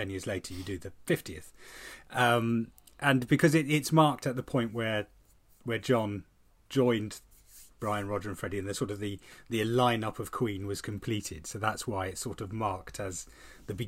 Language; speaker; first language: English; native; English